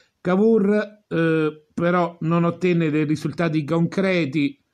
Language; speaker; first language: Italian; native; Italian